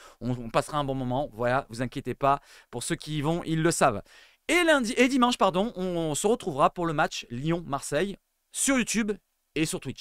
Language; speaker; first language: French; native; French